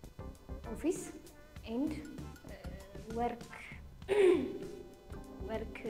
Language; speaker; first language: English; non-native, learner; Amharic